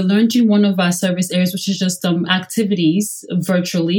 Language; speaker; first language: English; non-native, local second language; Yoruba